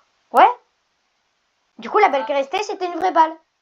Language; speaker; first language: French; native; French